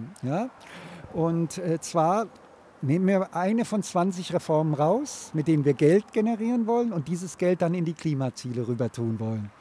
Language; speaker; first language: German; native; German